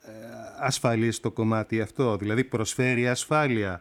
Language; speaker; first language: Greek; native; Greek